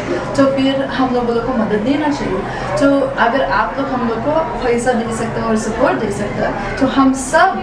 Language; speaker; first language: Hindi; non-native, fluent; English